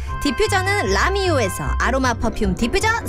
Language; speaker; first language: Korean; native; Korean